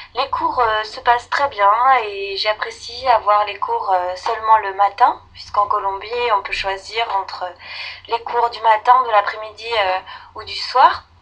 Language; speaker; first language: French; native; French